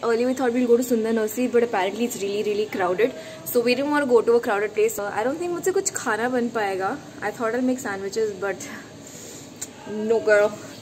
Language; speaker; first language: English; non-native, local second language; Hindi